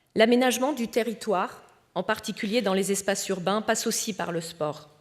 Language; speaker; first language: French; early bilingual, other home language; Romanian